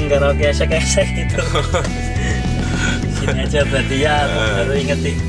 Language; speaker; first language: Indonesian; native; Indonesian